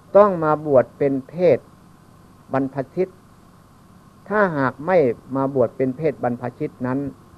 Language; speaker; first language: Thai; non-native, local second language; Northeastern Thai